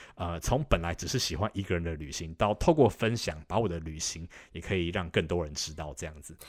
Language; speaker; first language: Chinese; native; Chinese